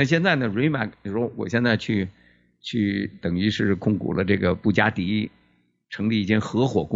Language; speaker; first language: Chinese; native; Chinese